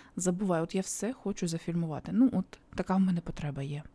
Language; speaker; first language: Ukrainian; non-native, local second language; Russian